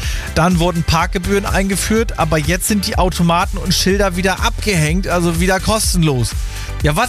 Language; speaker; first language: German; native; German